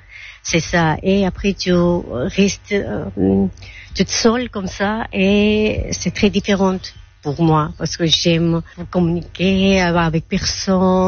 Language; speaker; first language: French; non-native, learner; Georgian